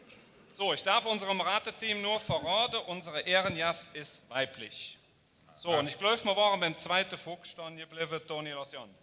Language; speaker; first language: German; native; German